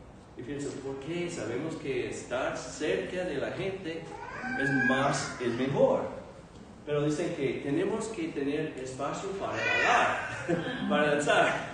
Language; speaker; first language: Spanish; non-native, fluent; English